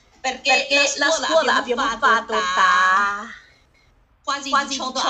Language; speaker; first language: Italian; non-native, learner; Chinese